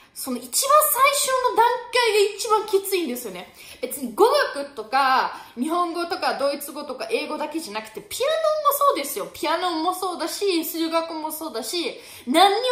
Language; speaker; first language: Japanese; non-native, fluent; German